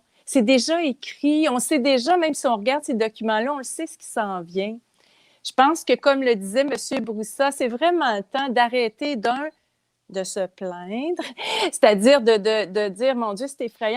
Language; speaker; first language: French; native; French